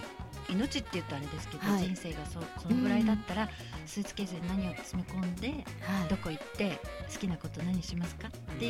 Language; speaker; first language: Japanese; native; Japanese